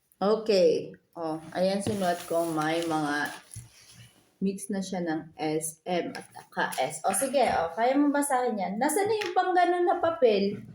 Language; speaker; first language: Filipino; native; Filipino